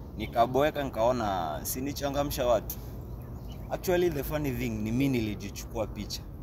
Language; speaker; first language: Swahili; native; Swahili